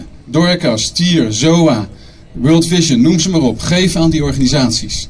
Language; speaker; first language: Dutch; native; Dutch